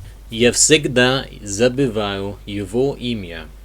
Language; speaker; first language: Russian; non-native, learner; English